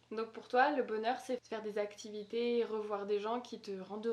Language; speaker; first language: French; native; French